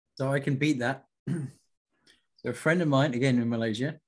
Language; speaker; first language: English; native; English